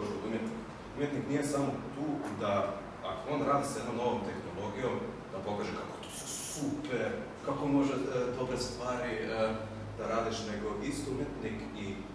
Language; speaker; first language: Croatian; early bilingual, heritage; German